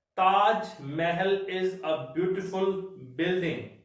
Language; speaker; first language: English; non-native, local second language; Punjabi